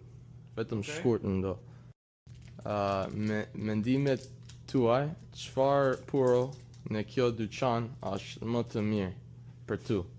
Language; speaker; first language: Albanian; non-native, learner; English